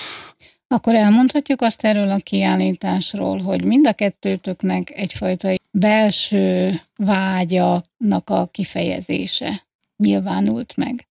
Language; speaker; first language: Hungarian; native; Hungarian